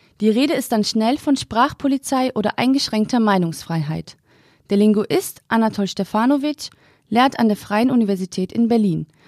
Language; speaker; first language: German; early bilingual, other home language; Turkish